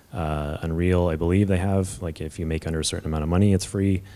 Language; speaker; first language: English; native; English